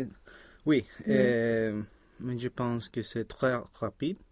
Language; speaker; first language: French; non-native, learner; Spanish